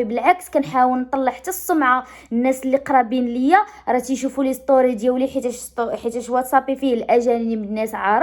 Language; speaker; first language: Arabic; native; Arabic